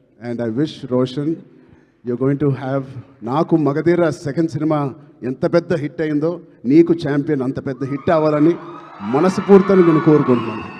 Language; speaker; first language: Telugu; native; Telugu